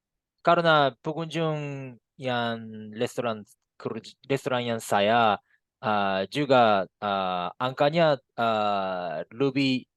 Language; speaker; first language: Indonesian; non-native, fluent; Japanese